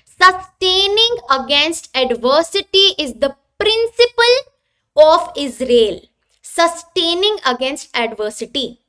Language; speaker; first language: Hindi; native; Hindi